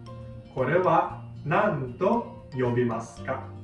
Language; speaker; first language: Japanese; non-native, fluent; Filipino